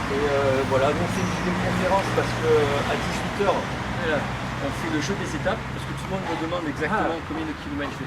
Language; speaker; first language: French; native; French